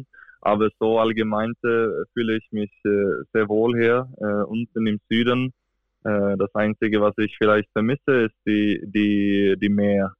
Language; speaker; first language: German; non-native, fluent; Swedish